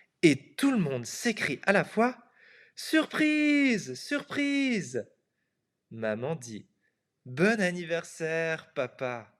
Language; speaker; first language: French; non-native, fluent; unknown